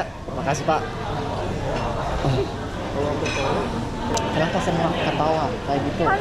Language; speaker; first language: Indonesian; non-native, learner; English